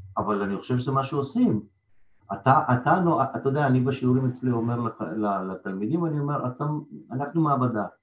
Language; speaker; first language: Hebrew; early bilingual, other home language; Russian